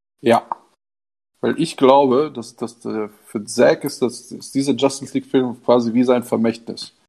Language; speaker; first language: German; native; German